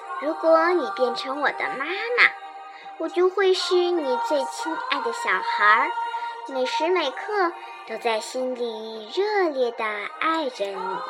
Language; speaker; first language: Chinese; native; Chinese